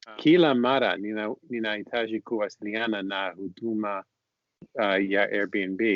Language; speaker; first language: Swahili; non-native, learner; Persian